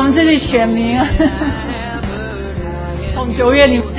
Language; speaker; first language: Chinese; non-native, fluent; English